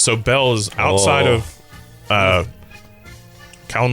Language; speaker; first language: English; native; English